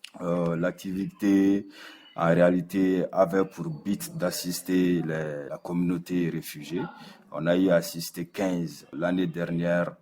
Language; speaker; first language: French; non-native, local second language; Bambara